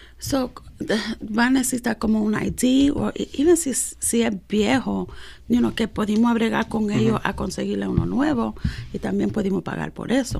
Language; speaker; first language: Spanish; early bilingual, heritage; Spanish